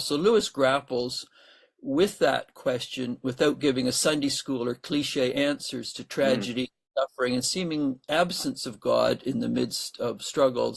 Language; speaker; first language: English; native; English